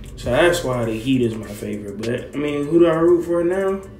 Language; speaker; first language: English; native; English